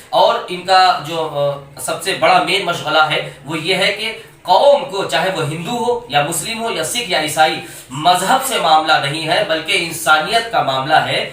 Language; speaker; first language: Urdu; native; Urdu